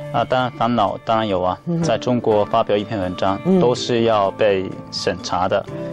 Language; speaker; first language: Chinese; non-native, fluent; Japanese